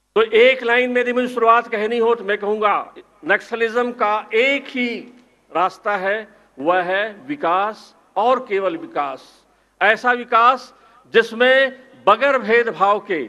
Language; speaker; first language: Hindi; native; Hindi